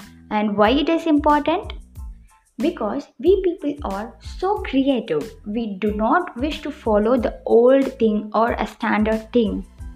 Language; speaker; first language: English; non-native, local second language; Tamil